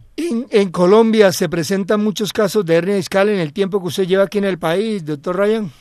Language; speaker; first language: Spanish; native; Spanish